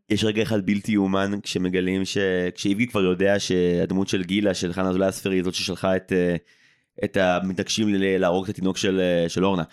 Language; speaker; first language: Hebrew; native; Hebrew